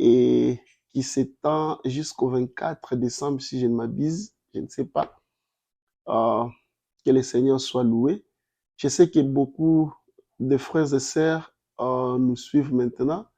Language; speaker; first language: French; non-native, local second language; Lingala